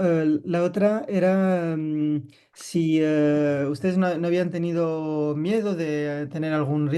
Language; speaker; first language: Spanish; non-native, fluent; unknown